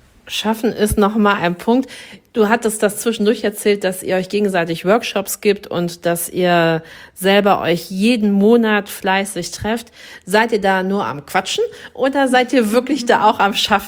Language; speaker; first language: German; native; German